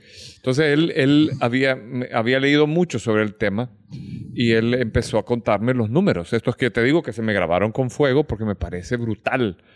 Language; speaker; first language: Spanish; native; Spanish